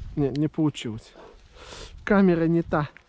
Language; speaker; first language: Russian; native; Russian